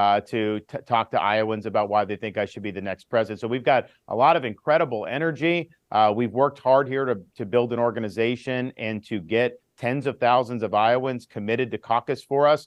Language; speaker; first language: English; native; English